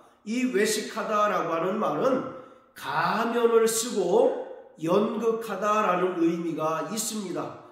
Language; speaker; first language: Korean; native; Korean